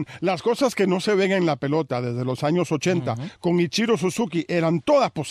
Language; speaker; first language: Spanish; native; Spanish